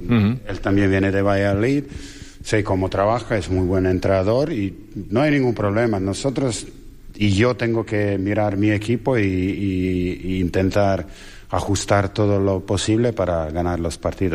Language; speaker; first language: Spanish; non-native, fluent; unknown